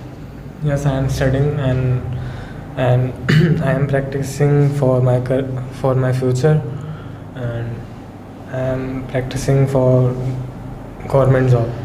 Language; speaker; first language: English; non-native, learner; Hindi